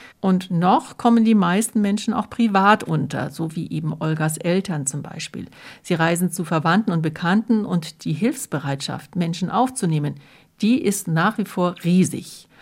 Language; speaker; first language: German; native; German